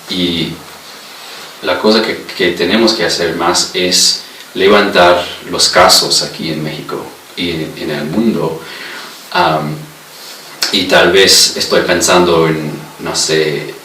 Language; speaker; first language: Spanish; non-native, fluent; English